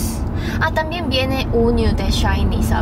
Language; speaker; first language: Spanish; non-native, fluent; Korean